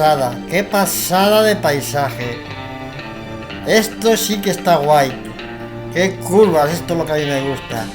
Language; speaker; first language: Spanish; native; Spanish